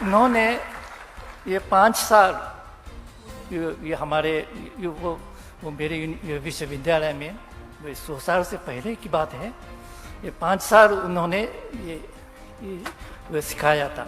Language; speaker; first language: Hindi; non-native, fluent; Japanese